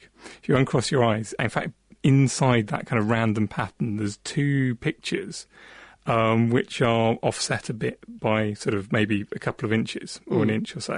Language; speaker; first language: English; native; English